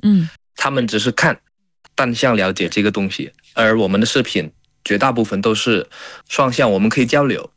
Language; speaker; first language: Chinese; non-native, fluent; Indonesian